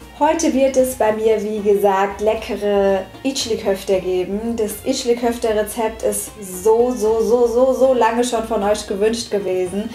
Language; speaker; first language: German; early bilingual, other home language; Turkish